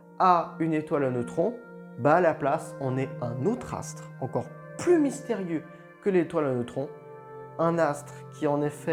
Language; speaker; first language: French; native; French